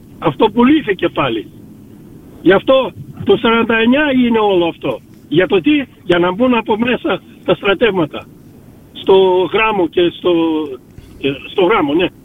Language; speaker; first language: Greek; early bilingual, heritage; Greek